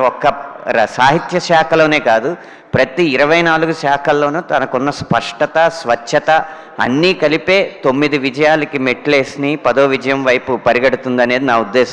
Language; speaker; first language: Telugu; native; Telugu